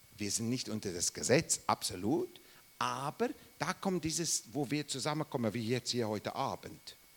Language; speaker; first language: German; non-native, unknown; English